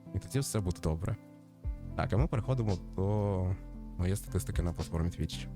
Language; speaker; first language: Ukrainian; non-native, local second language; Russian